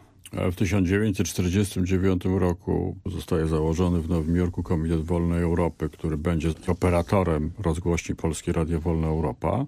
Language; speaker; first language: Polish; native; Polish